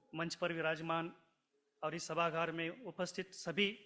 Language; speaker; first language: Hindi; non-native, local second language; Marathi